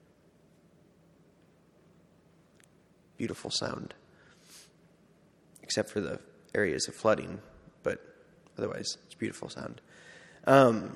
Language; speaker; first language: English; native; English